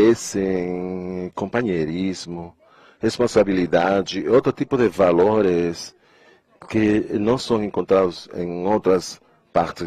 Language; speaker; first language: Portuguese; non-native, fluent; Spanish